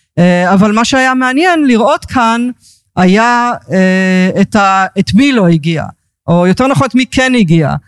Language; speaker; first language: Hebrew; early bilingual, heritage; Hebrew